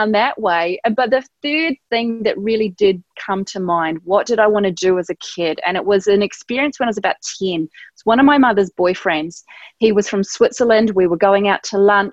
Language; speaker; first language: English; native; English